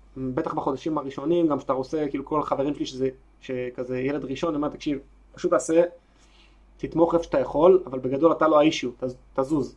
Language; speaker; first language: Hebrew; native; Hebrew